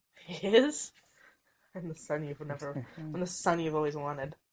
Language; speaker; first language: English; native; English